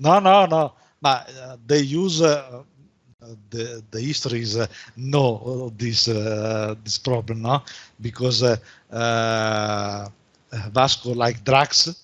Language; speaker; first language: English; non-native, learner; Italian